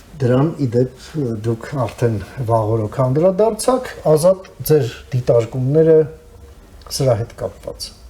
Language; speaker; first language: Armenian; native; Armenian